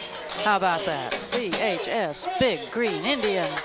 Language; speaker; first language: English; native; English